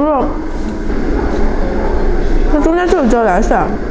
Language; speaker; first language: Chinese; native; Chinese